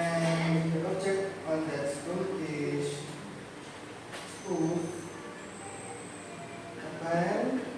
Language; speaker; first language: English; non-native, learner; Indonesian